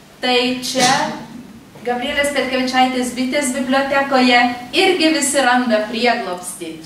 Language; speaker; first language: Lithuanian; native; Lithuanian